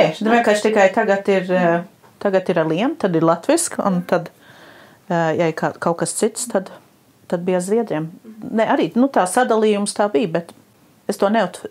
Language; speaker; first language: Latvian; early bilingual, heritage; Latvian